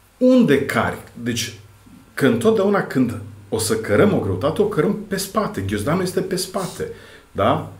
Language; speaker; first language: Romanian; non-native, fluent; Serbian